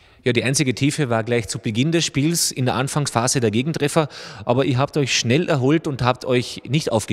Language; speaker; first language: German; native; German